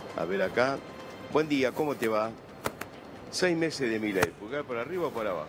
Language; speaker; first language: Spanish; native; Spanish